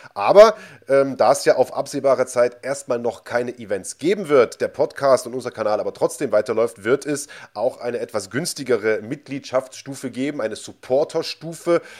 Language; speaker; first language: German; native; German